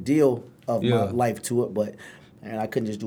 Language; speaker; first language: English; native; English